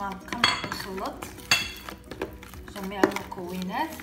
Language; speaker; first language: Arabic; native; Arabic